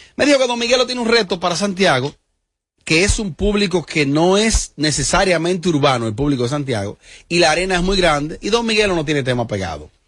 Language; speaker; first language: Spanish; native; Spanish